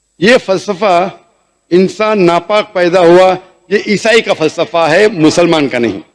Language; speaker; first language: Urdu; non-native, local second language; Konkani